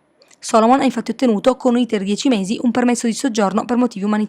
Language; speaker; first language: Italian; native; Italian